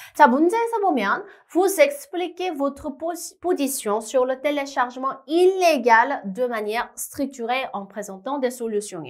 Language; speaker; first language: French; non-native, fluent; Korean